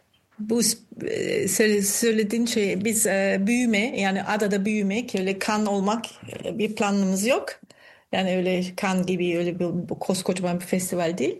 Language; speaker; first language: Turkish; non-native, fluent; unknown